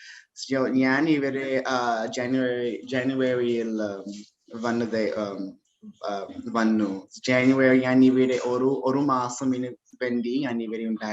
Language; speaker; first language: Malayalam; non-native, learner; English